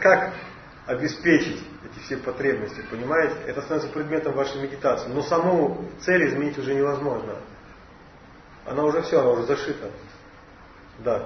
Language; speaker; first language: Russian; native; Russian